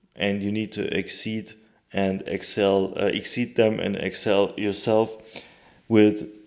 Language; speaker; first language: English; non-native, fluent; Turkish